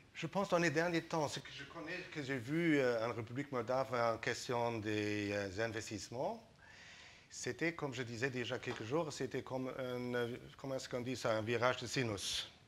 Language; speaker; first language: French; non-native, fluent; German